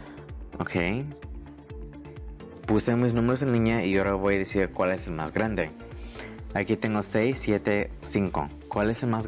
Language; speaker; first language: Spanish; early bilingual, heritage; Spanish